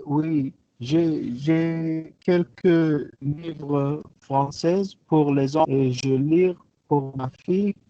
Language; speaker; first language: French; non-native, learner; English